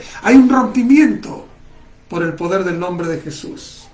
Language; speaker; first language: Spanish; native; Spanish